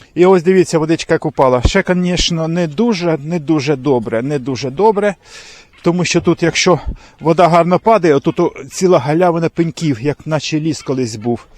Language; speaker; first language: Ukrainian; native; Ukrainian